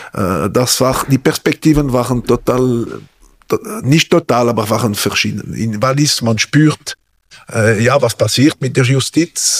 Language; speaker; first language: German; non-native, local second language; French